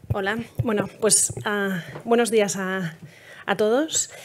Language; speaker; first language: Spanish; native; Spanish